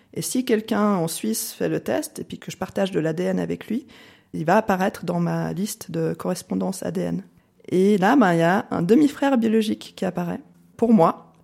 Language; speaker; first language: French; native; French